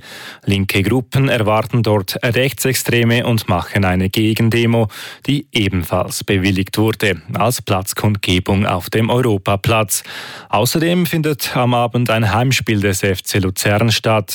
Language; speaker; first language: German; native; German